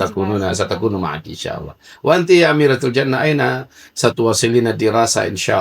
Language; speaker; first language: Arabic; non-native, fluent; Indonesian